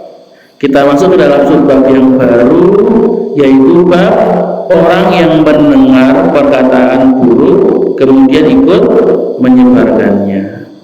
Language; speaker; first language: Indonesian; non-native, local second language; Javanese